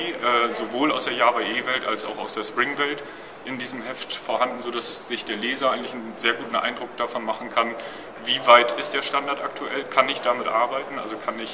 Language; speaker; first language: German; native; German